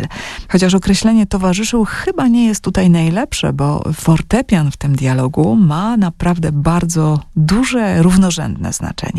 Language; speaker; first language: Polish; native; Polish